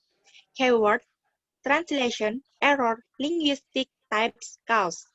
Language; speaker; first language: English; non-native, learner; Indonesian